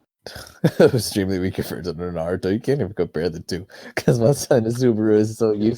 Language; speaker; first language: English; native; English